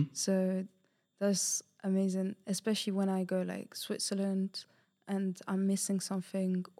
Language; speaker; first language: English; early bilingual, other home language; Portuguese